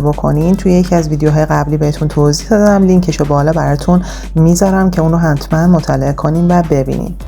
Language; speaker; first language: Persian; native; Persian